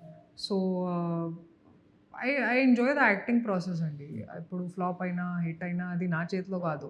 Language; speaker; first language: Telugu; non-native, local second language; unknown